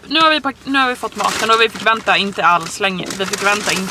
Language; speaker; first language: Swedish; native; Swedish